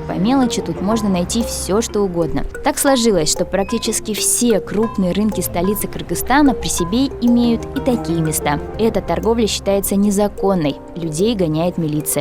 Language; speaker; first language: Russian; native; Russian